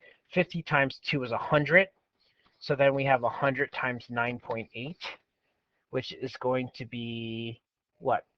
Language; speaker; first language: English; native; English